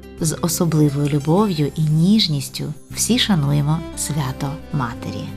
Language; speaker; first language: Ukrainian; native; Ukrainian